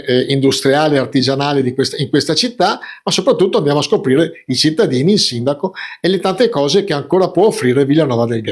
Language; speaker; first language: Italian; native; Italian